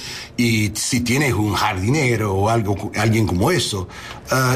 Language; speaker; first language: Spanish; non-native, fluent; English